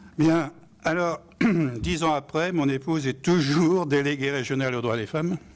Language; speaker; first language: French; native; French